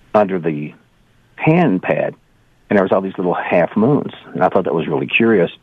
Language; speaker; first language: English; native; English